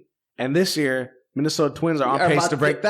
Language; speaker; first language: English; native; English